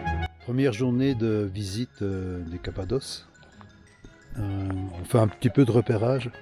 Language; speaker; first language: French; native; French